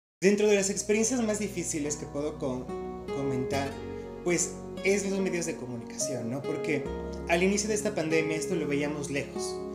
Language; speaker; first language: Spanish; native; Spanish